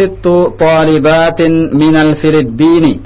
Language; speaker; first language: Arabic; non-native, fluent; Indonesian